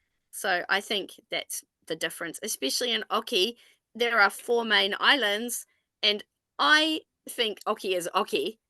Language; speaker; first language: English; non-native, fluent; Japanese